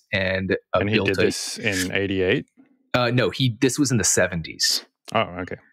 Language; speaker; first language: English; native; English